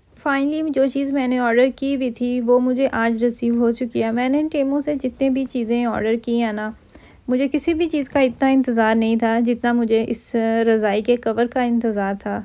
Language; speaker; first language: Urdu; native; Urdu